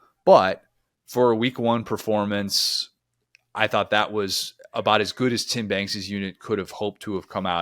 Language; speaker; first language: English; native; English